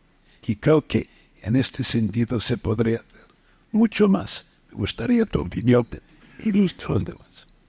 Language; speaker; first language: Spanish; non-native, fluent; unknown